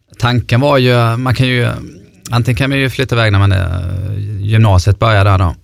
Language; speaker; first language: Swedish; native; Swedish